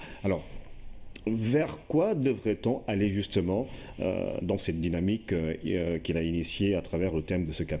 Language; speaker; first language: French; non-native, local second language; Wolof